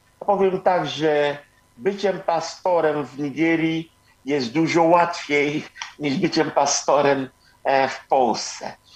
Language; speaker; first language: Polish; non-native, fluent; Igbo